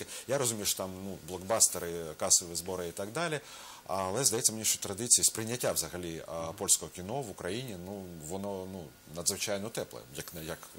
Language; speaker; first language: Ukrainian; native; Ukrainian